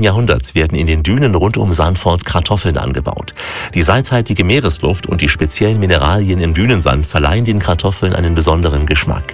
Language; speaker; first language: German; native; German